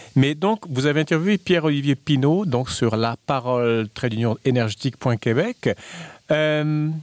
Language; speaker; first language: French; native; French